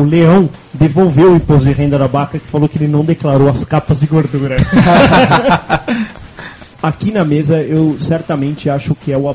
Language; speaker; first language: Portuguese; native; Portuguese